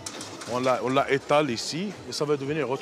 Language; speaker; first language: French; non-native, local second language; Arabic